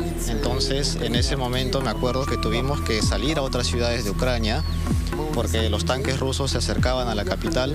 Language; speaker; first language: Spanish; non-native, fluent; Ukrainian